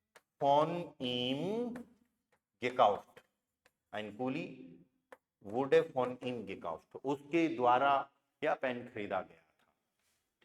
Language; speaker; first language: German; non-native, fluent; Hindi